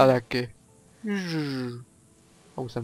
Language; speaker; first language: Czech; native; Czech